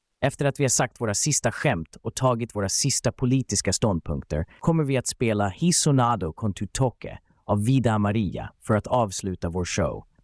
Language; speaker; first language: Swedish; native; Swedish